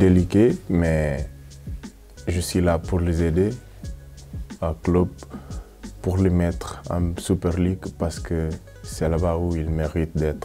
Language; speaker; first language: French; non-native, fluent; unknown